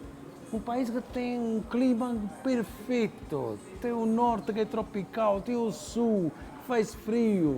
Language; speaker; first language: Portuguese; non-native, fluent; Italian